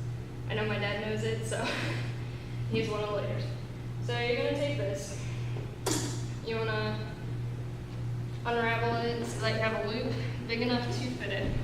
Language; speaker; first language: English; native; English